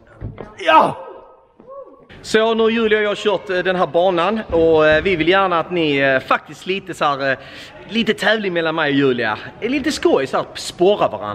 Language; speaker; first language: Swedish; native; Swedish